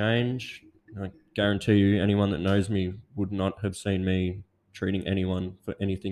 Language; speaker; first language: English; native; English